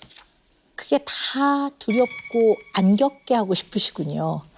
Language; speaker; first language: Korean; native; Korean